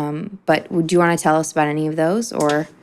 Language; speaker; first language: English; native; English